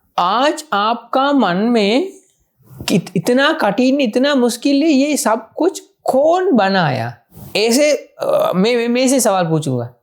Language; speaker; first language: Hindi; non-native, fluent; Sinhala